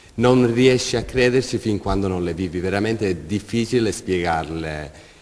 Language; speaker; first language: Italian; native; Italian